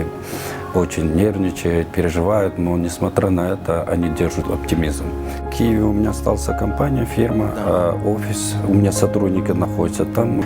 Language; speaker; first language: Russian; non-native, local second language; Kyrgyz